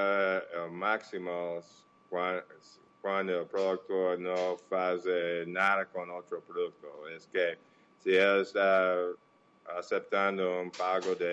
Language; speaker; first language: Portuguese; non-native, learner; English